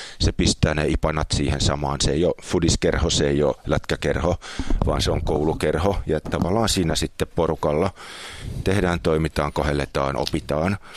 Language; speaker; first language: Finnish; native; Finnish